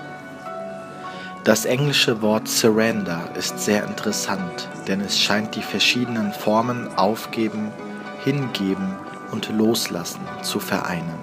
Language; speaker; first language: German; early bilingual, other home language; Turkish